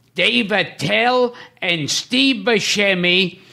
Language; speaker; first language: English; native; English